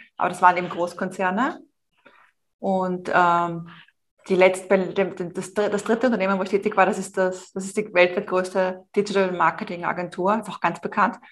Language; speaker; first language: German; native; German